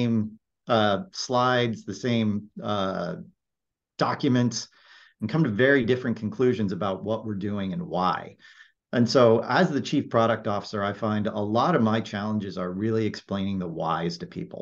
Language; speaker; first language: English; native; English